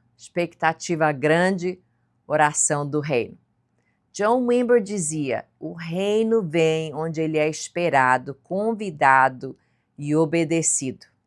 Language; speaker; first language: Portuguese; native; Portuguese